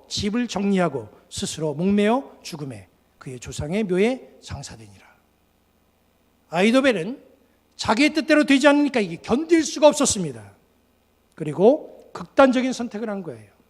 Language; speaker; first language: Korean; native; Korean